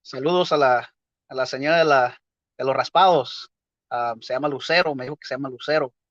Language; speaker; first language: Spanish; early bilingual, heritage; Spanish